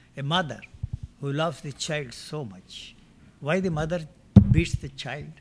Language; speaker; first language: English; non-native, local second language; Telugu